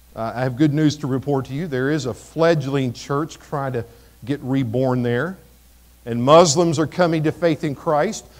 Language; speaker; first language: English; native; English